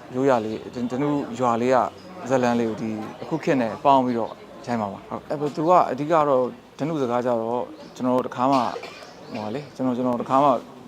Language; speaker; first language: Burmese; non-native, local second language; Shan